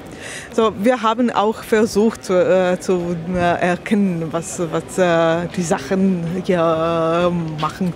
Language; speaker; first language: German; non-native, learner; Slovak